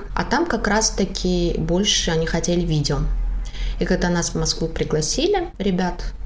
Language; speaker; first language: Russian; non-native, local second language; Tajik